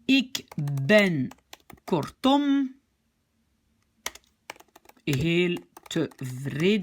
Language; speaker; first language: Dutch; non-native, local second language; French